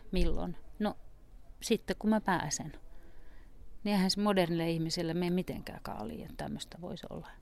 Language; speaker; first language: Finnish; native; Finnish